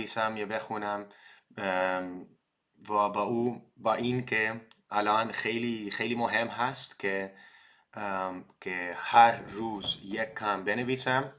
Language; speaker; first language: Persian; non-native, learner; Dutch